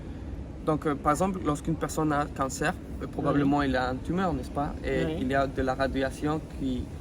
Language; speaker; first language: French; non-native, fluent; Spanish